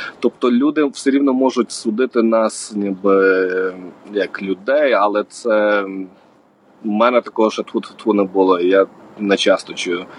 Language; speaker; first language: Ukrainian; native; Ukrainian